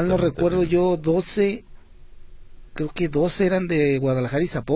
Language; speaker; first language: Spanish; native; Spanish